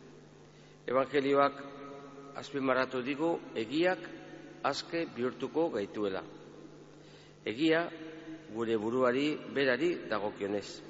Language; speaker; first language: Basque; native; Basque